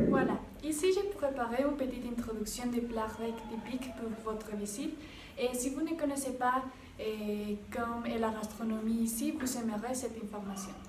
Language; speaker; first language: French; non-native, learner; Spanish